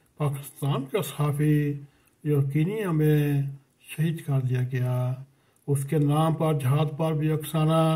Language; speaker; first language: Urdu; native; Urdu